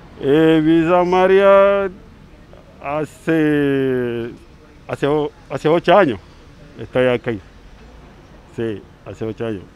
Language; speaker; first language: Spanish; non-native, learner; Wolof